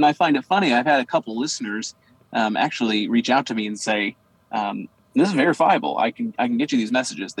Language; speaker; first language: English; native; English